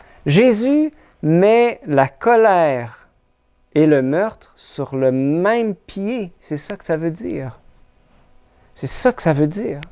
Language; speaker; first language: French; native; French